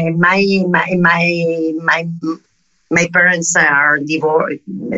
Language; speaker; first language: English; non-native, fluent; Spanish